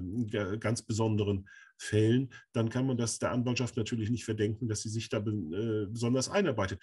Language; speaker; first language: German; native; German